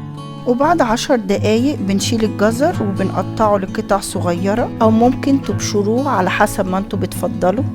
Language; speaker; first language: Arabic; native; Arabic